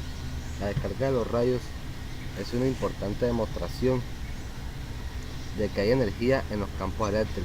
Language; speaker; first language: Spanish; native; Spanish